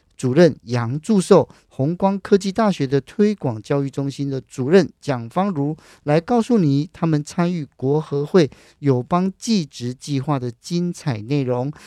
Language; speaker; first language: Chinese; native; Chinese